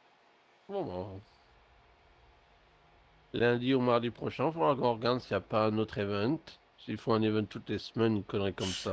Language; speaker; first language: French; native; French